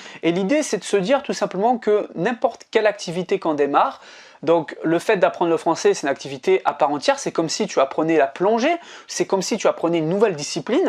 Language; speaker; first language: French; native; French